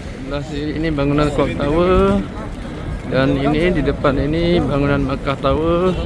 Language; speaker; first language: Malay; native; Malay